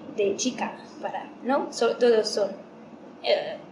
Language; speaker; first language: Spanish; non-native, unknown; Amharic